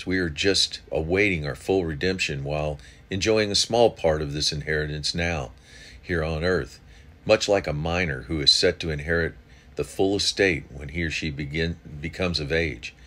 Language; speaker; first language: English; native; English